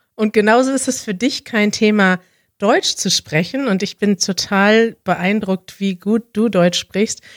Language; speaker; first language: German; native; German